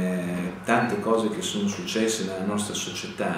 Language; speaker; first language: Italian; native; Italian